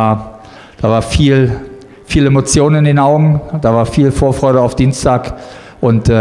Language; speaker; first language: German; native; German